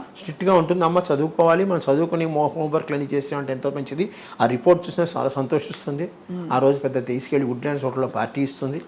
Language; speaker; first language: Telugu; native; Telugu